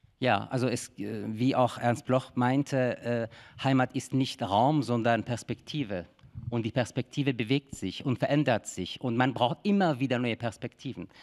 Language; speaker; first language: German; non-native, fluent; Persian